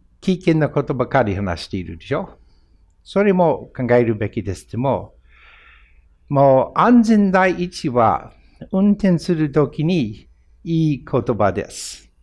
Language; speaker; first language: Japanese; non-native, fluent; English